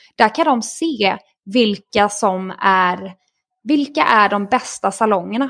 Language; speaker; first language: Swedish; native; Swedish